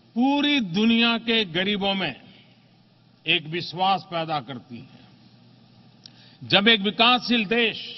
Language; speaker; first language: Hindi; non-native, local second language; Gujarati